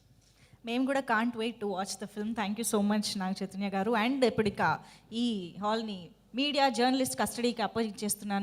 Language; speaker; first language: Telugu; native; Telugu